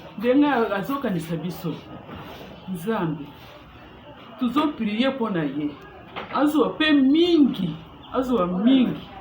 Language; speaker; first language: Lingala; non-native, local second language; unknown